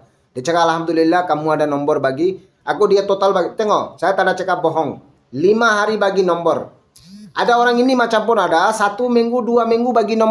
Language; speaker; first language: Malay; non-native, learner; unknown